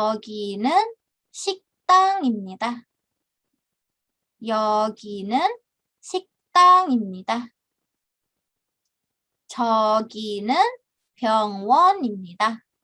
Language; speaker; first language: Korean; non-native, fluent; Indonesian